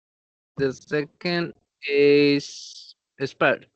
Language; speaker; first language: English; non-native, learner; Spanish